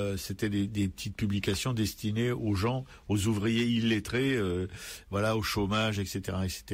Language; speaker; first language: French; native; French